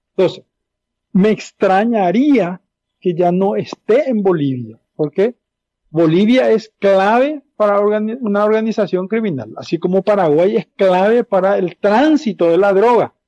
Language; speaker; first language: Spanish; native; Spanish